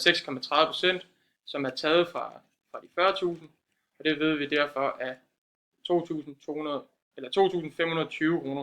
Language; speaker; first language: Danish; native; Danish